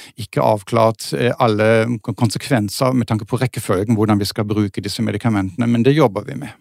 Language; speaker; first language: Norwegian; non-native, fluent; German